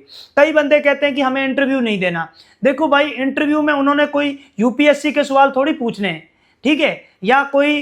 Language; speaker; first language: Hindi; native; Hindi